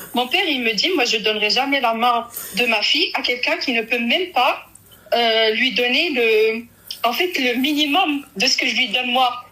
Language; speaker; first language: French; early bilingual, other home language; Arabic